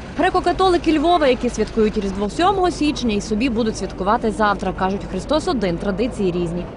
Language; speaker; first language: Ukrainian; native; Ukrainian